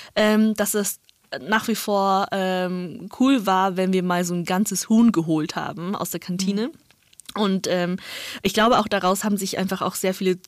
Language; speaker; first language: German; non-native, fluent; Chinese